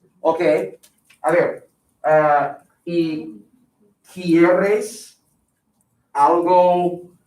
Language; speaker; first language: Spanish; non-native, fluent; English